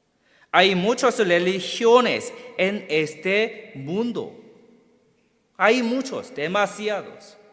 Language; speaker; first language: Spanish; non-native, fluent; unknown